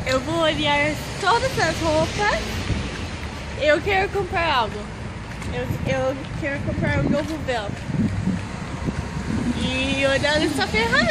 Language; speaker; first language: Portuguese; non-native, fluent; English